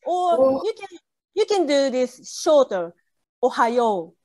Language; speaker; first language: English; non-native, learner; Japanese